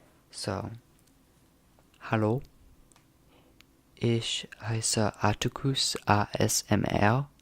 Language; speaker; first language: German; non-native, learner; English